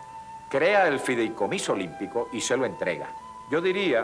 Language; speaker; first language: Spanish; native; Spanish